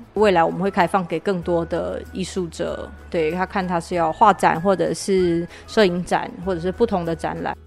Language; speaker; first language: Chinese; native; Chinese